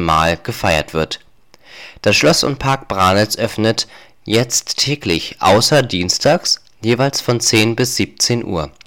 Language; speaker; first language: German; native; German